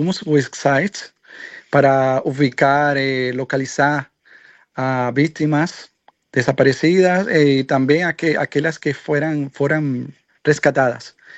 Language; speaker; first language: Portuguese; non-native, learner; Spanish